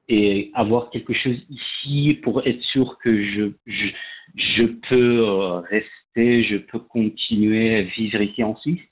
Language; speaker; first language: French; non-native, fluent; Persian